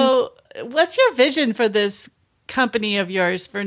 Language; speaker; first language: English; native; English